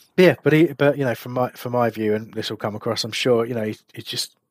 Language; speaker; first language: English; native; English